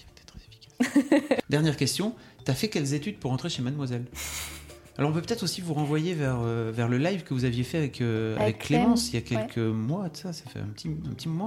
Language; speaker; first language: French; native; French